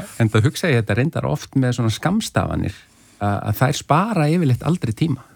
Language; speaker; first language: Icelandic; native; Icelandic